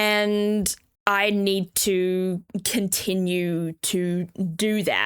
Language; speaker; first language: English; native; English